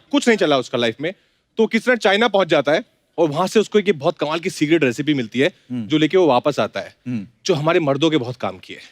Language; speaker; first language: Hindi; native; Hindi